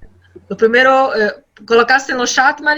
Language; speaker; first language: Spanish; non-native, learner; Portuguese